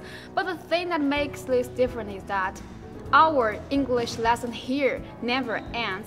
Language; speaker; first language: English; non-native, fluent; Chinese